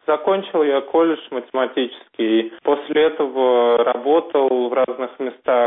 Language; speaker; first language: Russian; native; Russian